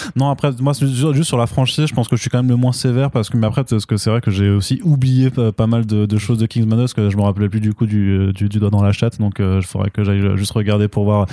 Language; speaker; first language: French; native; French